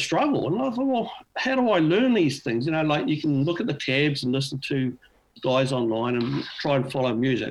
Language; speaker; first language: English; native; English